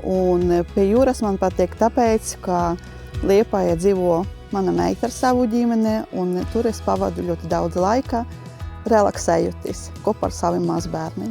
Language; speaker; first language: Latvian; non-native, local second language; Russian